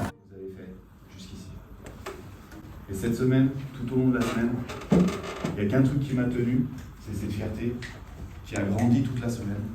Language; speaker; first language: French; native; French